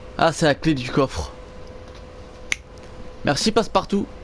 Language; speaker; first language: French; native; French